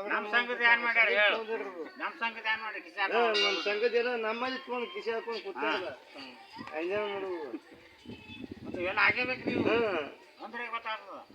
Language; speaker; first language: Kannada; native; Kannada